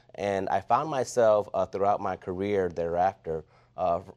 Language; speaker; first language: English; native; English